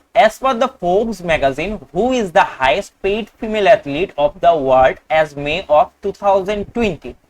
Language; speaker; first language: English; non-native, local second language; Bangla